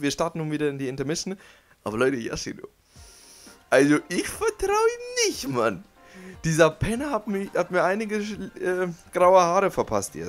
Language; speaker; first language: German; native; German